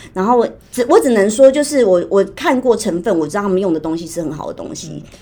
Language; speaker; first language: Chinese; native; Chinese